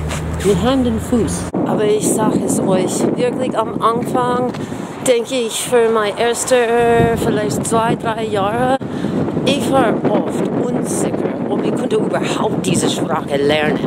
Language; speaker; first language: German; non-native, fluent; English